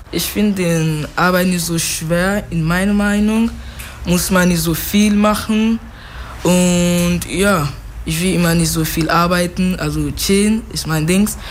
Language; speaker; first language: German; non-native, fluent; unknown